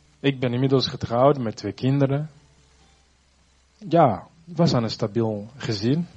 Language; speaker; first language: Dutch; non-native, fluent; Rundi